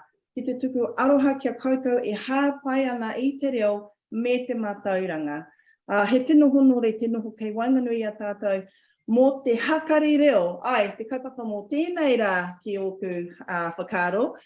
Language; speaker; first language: Māori; non-native, local second language; English